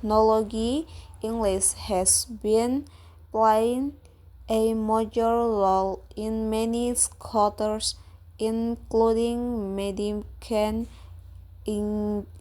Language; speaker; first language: English; non-native, learner; Indonesian